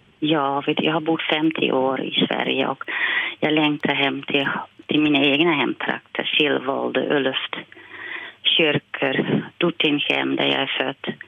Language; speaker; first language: Swedish; non-native, fluent; Dutch